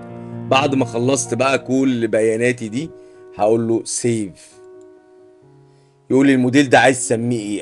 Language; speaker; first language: Arabic; native; Arabic